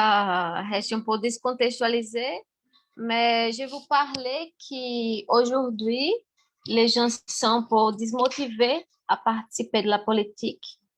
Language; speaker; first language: French; non-native, fluent; Portuguese